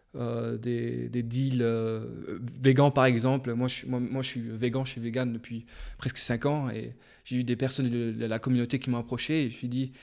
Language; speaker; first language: French; native; French